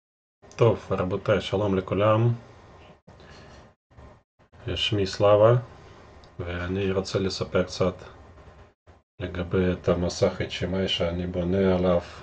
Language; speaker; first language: Hebrew; non-native, fluent; Russian